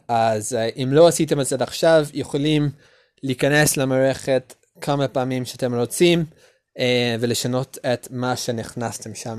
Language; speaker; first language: Hebrew; non-native, learner; English